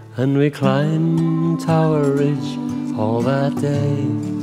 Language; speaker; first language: English; native; English